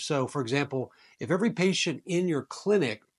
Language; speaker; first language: English; native; English